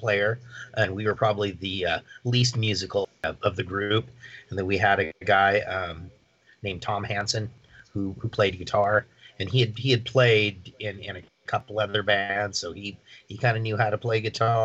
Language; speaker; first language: English; native; English